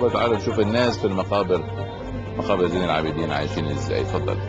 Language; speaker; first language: Arabic; native; Arabic